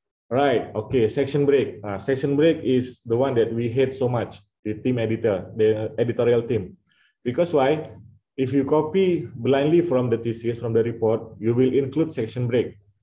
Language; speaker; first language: English; non-native, fluent; Indonesian